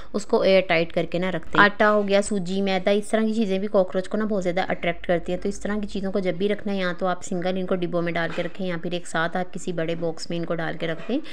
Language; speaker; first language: Urdu; native; Urdu